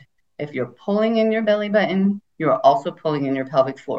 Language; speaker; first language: English; native; English